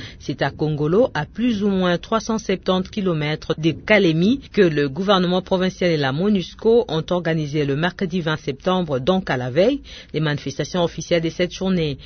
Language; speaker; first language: French; non-native, local second language; Lingala